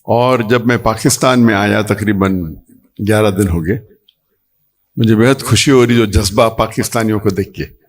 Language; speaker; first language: Urdu; non-native, local second language; Konkani